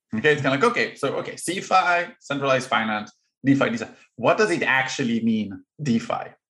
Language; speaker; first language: English; non-native, fluent; Hebrew